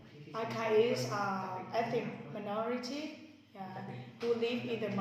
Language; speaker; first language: English; non-native, learner; Thai